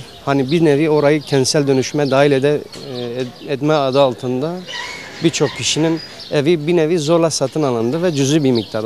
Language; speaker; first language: Turkish; native; Turkish